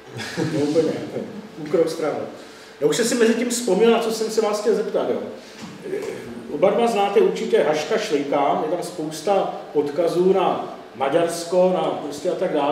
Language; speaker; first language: Czech; native; Czech